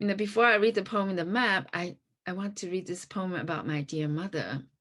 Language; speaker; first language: English; non-native, fluent; Chinese